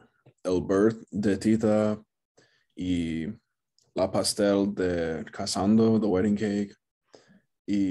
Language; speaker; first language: Spanish; non-native, learner; English